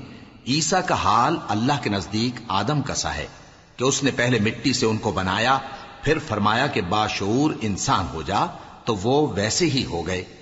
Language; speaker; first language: Urdu; native; Urdu